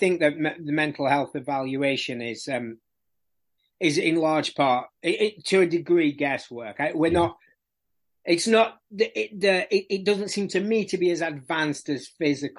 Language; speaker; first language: English; native; English